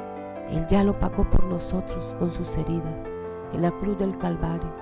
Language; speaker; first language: Spanish; native; Spanish